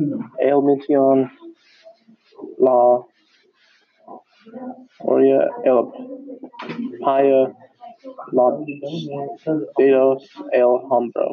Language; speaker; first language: Spanish; non-native, learner; English